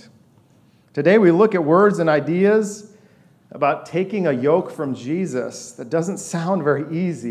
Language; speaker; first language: English; native; English